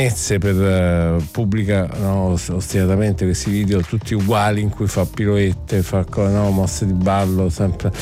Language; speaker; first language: Italian; native; Italian